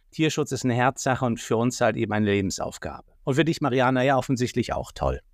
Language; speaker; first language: German; native; German